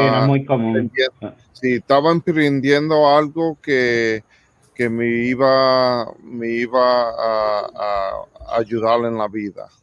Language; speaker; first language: Spanish; early bilingual, heritage; English